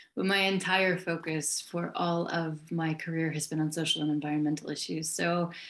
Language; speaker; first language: English; native; English